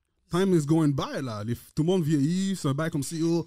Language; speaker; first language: French; early bilingual, heritage; French